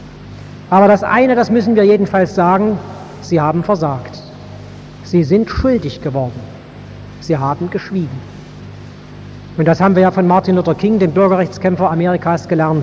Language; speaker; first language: German; native; German